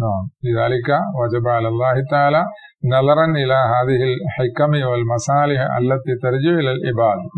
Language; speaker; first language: Arabic; non-native, fluent; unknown